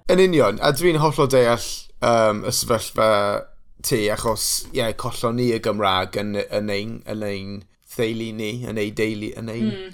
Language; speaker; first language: Welsh; non-native, local second language; English